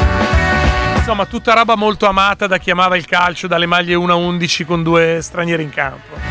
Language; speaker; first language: Italian; native; Italian